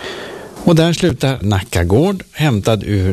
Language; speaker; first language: Swedish; native; Swedish